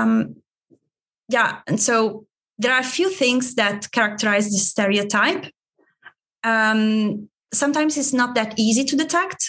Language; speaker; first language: English; non-native, fluent; Italian